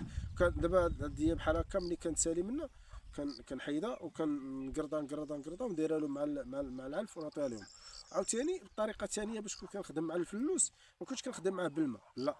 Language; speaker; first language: Arabic; native; Arabic